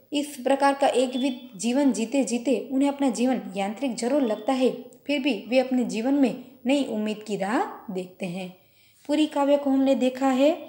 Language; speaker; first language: Hindi; non-native, local second language; Gujarati